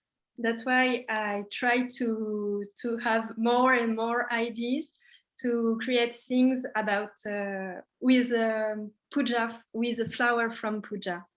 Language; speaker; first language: English; non-native, learner; French